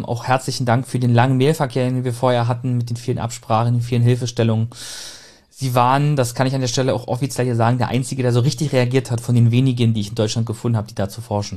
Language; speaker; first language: German; native; German